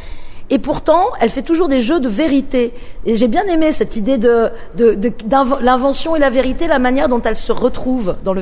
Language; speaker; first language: French; native; French